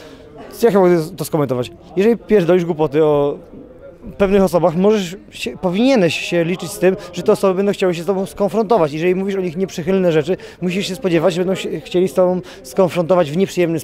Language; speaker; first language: Polish; native; Polish